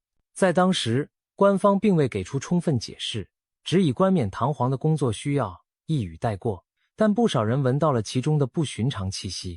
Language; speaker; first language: Chinese; native; Chinese